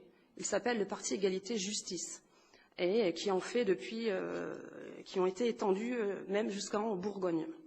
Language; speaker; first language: French; native; French